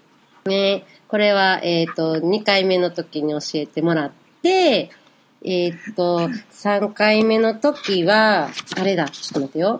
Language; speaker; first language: Japanese; native; Japanese